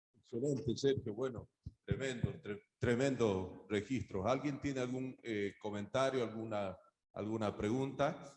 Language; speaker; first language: Spanish; native; Spanish